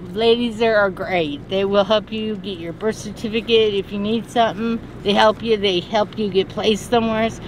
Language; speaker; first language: English; native; English